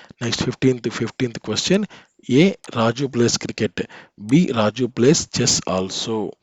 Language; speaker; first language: English; non-native, local second language; Telugu